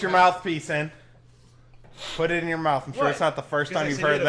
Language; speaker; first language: English; native; English